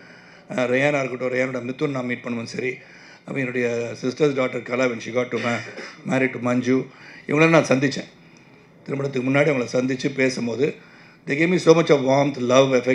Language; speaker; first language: Tamil; native; Tamil